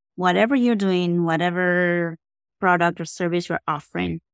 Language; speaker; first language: English; non-native, fluent; Spanish